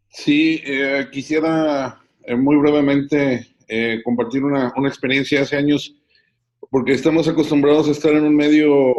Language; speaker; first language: Spanish; native; Spanish